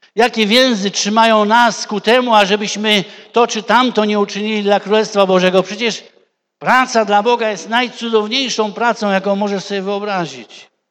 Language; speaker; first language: Polish; native; Polish